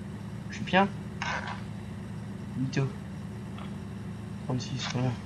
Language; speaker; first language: French; native; French